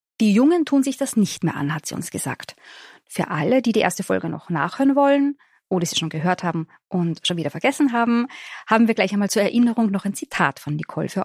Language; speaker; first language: German; native; German